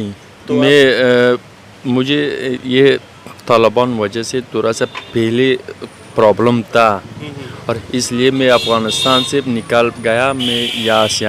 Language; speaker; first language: Hindi; non-native, learner; Persian